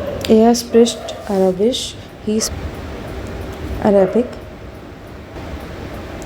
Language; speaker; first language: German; non-native, learner; Hindi